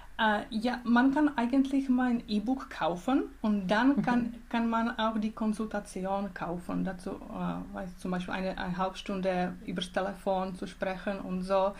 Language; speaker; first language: German; non-native, learner; Czech